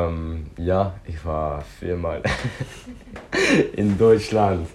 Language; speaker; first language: German; non-native, learner; English